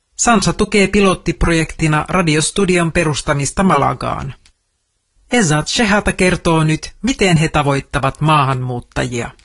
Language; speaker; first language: Finnish; native; Finnish